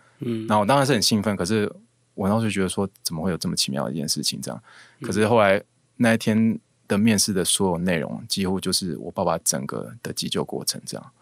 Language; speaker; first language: Chinese; native; Chinese